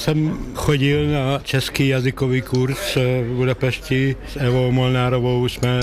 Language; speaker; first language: Czech; non-native, fluent; Hungarian